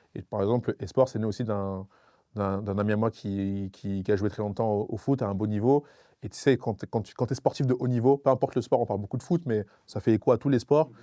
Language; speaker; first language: French; non-native, local second language; Sango